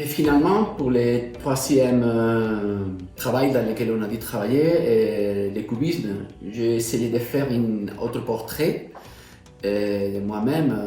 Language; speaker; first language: French; non-native, fluent; Spanish